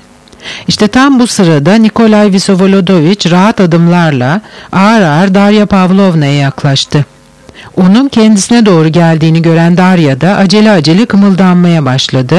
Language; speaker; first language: Turkish; native; Turkish